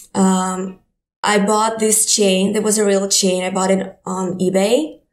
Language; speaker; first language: English; non-native, fluent; Ukrainian